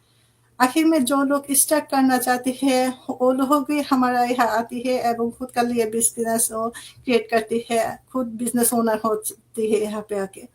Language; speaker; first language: Hindi; non-native, fluent; Bangla